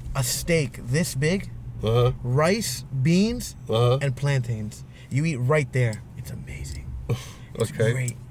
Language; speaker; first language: English; native; English